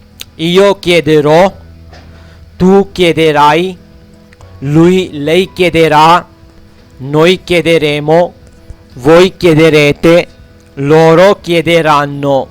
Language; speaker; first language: Italian; non-native, fluent; Urdu